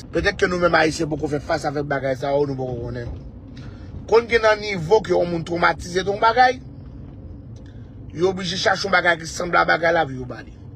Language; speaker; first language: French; non-native, local second language; Haitian Creole